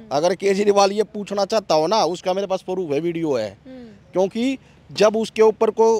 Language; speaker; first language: Hindi; native; Hindi